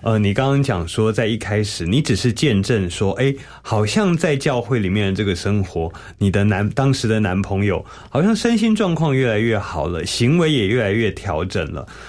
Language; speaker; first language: Chinese; native; Chinese